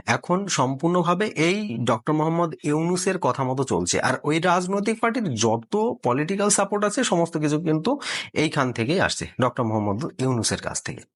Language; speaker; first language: Bangla; native; Bangla